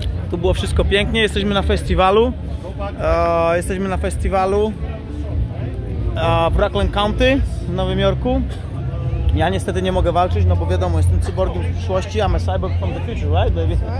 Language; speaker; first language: Polish; early bilingual, heritage; Polish